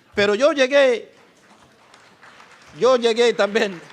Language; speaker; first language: Spanish; non-native, learner; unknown